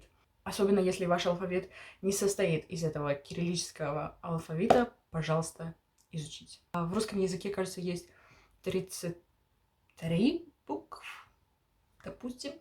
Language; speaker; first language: Russian; early bilingual, heritage; Russian